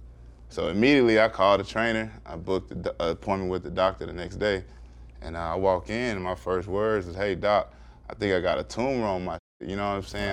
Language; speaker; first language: English; native; English